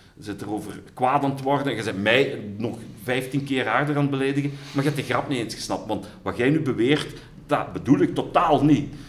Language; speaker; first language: Dutch; native; Dutch